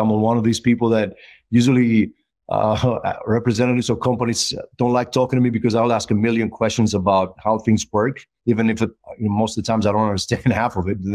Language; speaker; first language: English; non-native, fluent; Greek